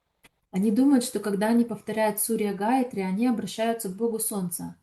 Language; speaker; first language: Russian; native; Russian